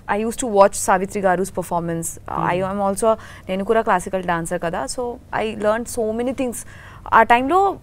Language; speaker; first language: Telugu; non-native, local second language; Bangla